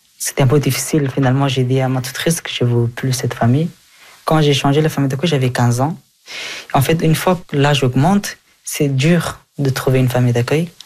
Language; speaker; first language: French; early bilingual, other home language; Hazaragi